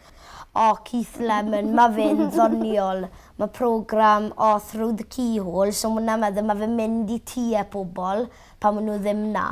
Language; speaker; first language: Welsh; native; Welsh